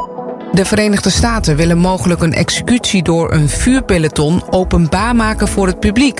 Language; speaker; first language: Dutch; native; Dutch